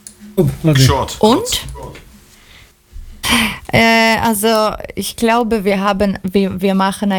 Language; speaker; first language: German; non-native, learner; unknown